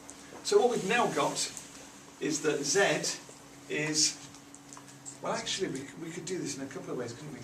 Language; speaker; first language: English; native; English